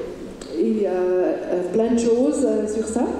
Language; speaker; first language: French; non-native, fluent; German